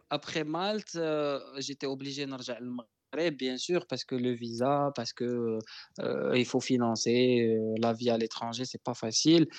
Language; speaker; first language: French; non-native, local second language; Arabic